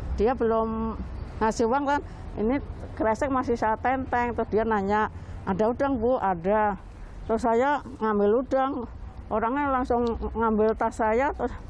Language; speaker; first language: Indonesian; native; Indonesian